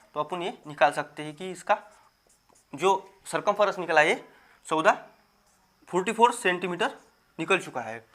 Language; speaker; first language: Hindi; non-native, local second language; Marathi